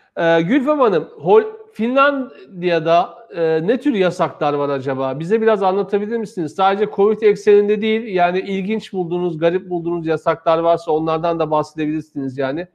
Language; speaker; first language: Turkish; native; Turkish